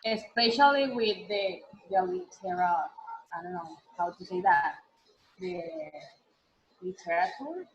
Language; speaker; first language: English; non-native, learner; Spanish